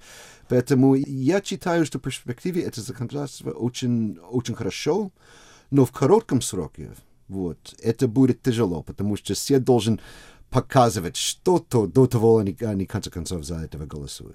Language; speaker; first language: Russian; non-native, fluent; English